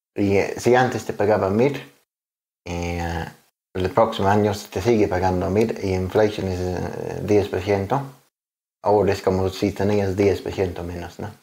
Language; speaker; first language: Spanish; non-native, learner; English